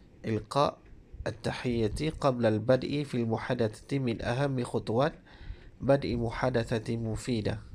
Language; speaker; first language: Arabic; non-native, fluent; Malay